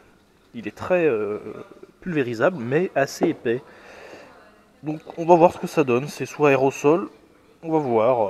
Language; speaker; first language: French; native; French